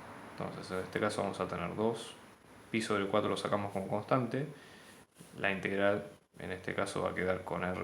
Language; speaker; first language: Spanish; native; Spanish